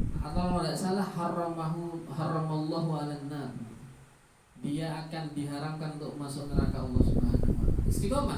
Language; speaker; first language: Indonesian; non-native, local second language; Javanese